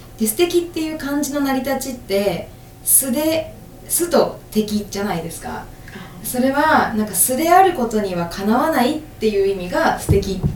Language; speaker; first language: Japanese; native; Japanese